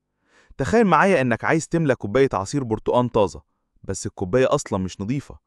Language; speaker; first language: Arabic; native; Arabic